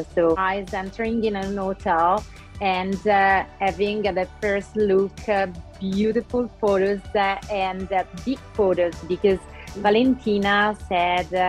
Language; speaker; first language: English; non-native, local second language; Italian